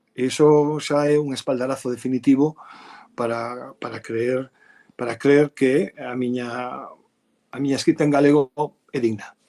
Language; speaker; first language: Galician; non-native, local second language; Spanish